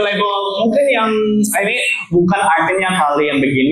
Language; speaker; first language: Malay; non-native, learner; English